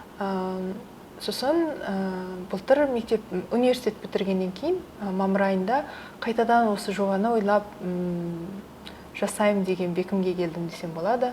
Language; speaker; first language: Kazakh; early bilingual, heritage; Kazakh